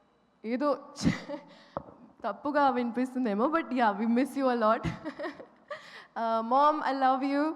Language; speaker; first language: Telugu; non-native, fluent; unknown